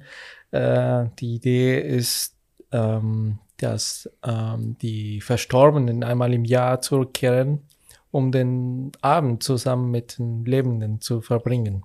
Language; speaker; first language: German; non-native, fluent; Spanish